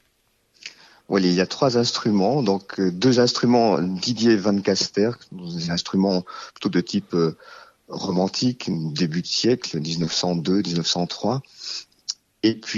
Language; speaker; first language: French; native; French